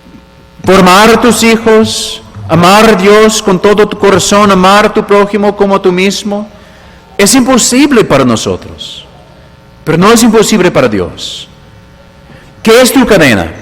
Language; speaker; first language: Spanish; non-native, fluent; English